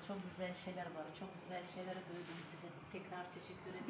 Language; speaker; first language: Turkish; non-native, learner; Ukrainian